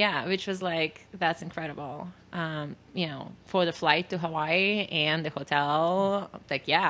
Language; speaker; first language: English; non-native, fluent; Russian